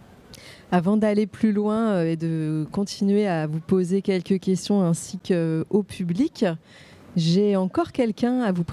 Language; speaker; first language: French; native; French